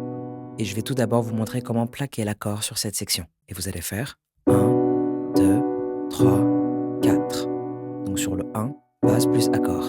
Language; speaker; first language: French; native; French